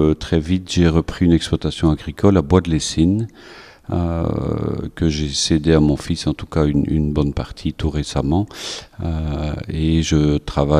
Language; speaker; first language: French; native; French